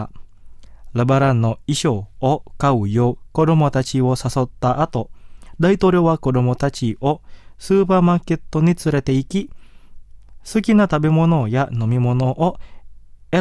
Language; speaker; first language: Japanese; non-native, fluent; Indonesian